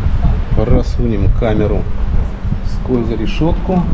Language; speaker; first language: Russian; native; Russian